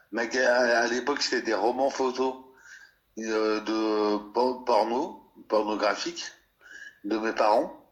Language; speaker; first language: French; native; French